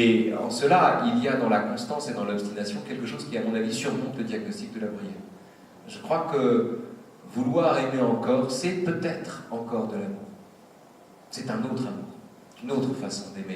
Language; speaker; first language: French; native; French